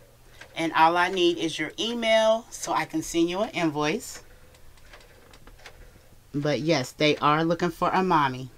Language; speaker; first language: English; native; English